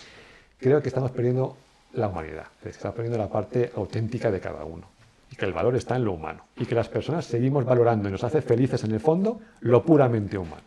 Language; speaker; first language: Spanish; native; Spanish